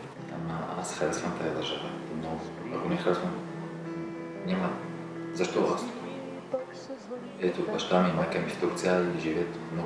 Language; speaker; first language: Bulgarian; non-native, learner; Arabic